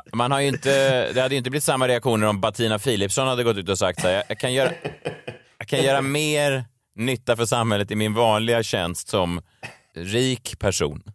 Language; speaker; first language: Swedish; native; Swedish